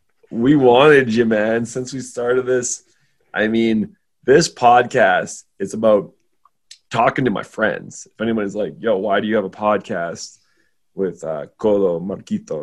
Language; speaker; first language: English; native; English